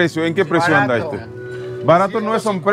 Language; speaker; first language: Spanish; non-native, learner; Haitian Creole